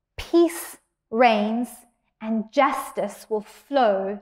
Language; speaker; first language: English; native; English